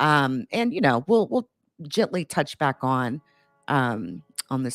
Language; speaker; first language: English; native; English